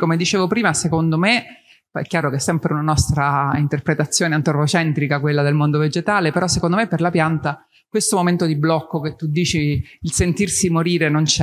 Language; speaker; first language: Italian; native; Italian